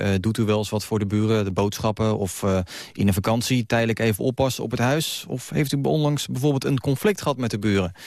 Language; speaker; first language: Dutch; native; Dutch